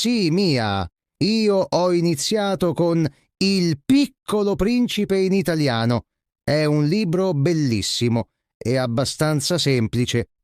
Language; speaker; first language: Italian; non-native, fluent; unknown